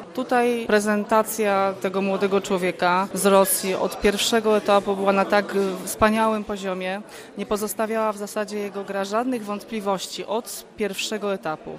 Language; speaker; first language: Polish; native; Polish